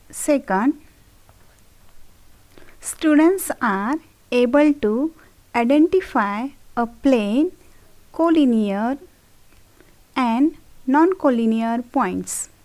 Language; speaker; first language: English; non-native, local second language; Marathi